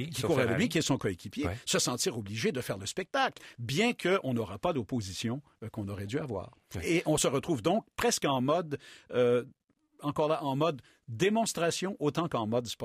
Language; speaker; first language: French; native; French